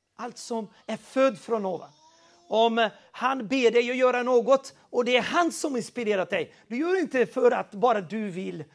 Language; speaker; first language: Swedish; non-native, fluent; Portuguese